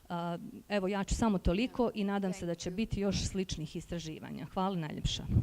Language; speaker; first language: Bosnian; native; Bosnian